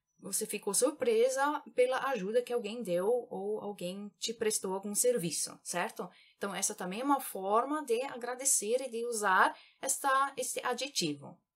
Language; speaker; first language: Portuguese; native; Portuguese